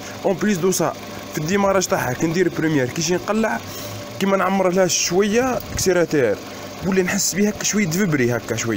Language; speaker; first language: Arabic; native; Arabic